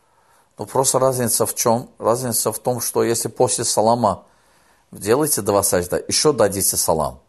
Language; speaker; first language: Russian; non-native, fluent; Azerbaijani